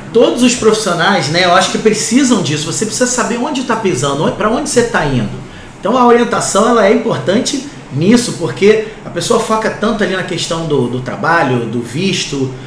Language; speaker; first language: Portuguese; native; Portuguese